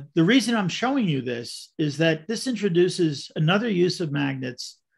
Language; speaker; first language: English; native; English